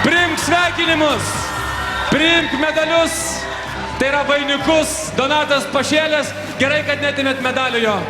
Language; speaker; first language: Lithuanian; native; Lithuanian